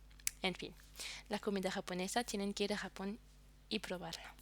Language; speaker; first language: Spanish; non-native, fluent; French